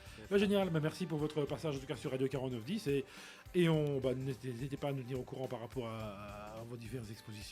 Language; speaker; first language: French; native; French